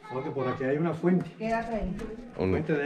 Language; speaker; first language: Spanish; native; Spanish